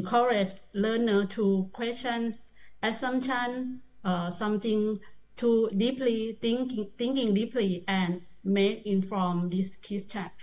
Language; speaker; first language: English; non-native, learner; Thai